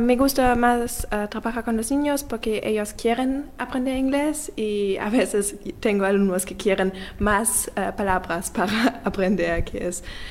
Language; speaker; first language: Spanish; non-native, learner; German